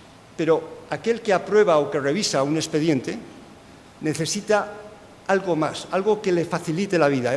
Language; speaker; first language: Spanish; native; Spanish